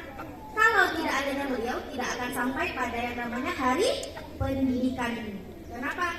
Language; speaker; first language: Indonesian; native; Indonesian